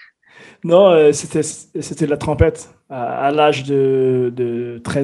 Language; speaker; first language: French; non-native, fluent; English